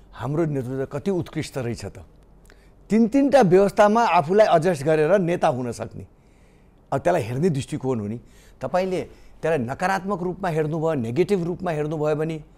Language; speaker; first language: Nepali; native; Nepali